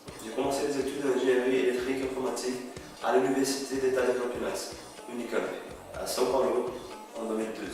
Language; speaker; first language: French; non-native, fluent; Portuguese